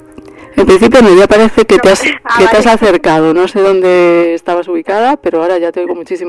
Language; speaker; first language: Spanish; native; Spanish